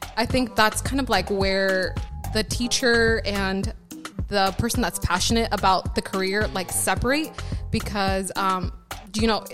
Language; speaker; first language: English; early bilingual, other home language; Spanish